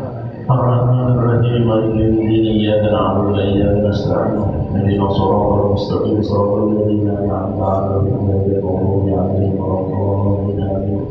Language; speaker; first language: Arabic; non-native, fluent; Banjar